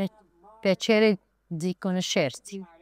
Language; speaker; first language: Italian; non-native, learner; Arabic